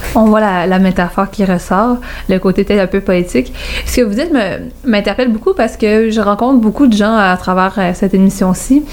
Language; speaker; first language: French; native; French